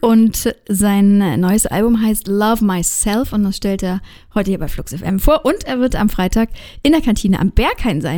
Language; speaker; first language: German; native; German